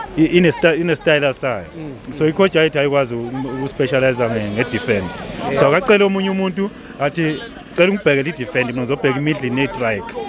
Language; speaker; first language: Zulu; native; Zulu